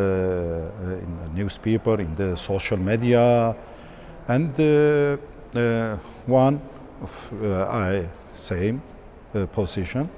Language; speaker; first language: English; non-native, learner; Turkish